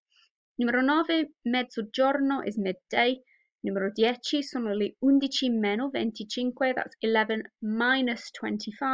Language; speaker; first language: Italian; non-native, fluent; English